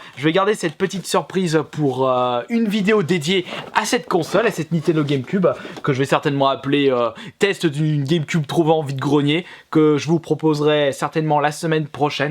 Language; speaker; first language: French; native; French